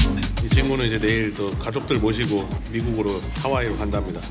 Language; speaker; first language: Korean; native; Korean